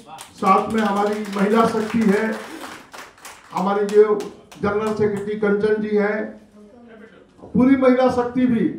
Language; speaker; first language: Hindi; native; Hindi